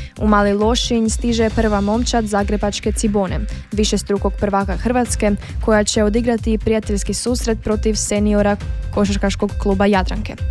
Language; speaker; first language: Croatian; native; Croatian